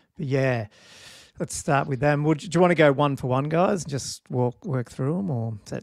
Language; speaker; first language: English; native; English